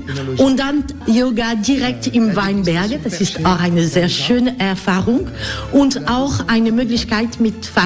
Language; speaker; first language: German; non-native, learner; French